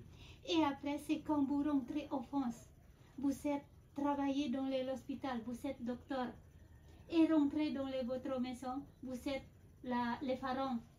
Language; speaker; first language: French; non-native, fluent; Balinese